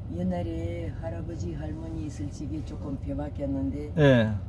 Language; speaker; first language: Korean; non-native, learner; Russian